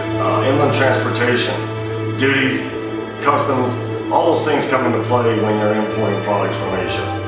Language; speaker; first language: English; native; English